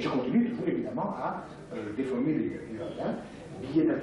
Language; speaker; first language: French; native; French